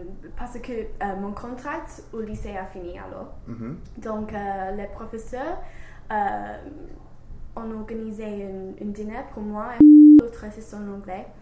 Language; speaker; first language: French; non-native, learner; English